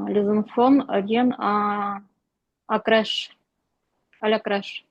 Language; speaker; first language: French; non-native, learner; Ukrainian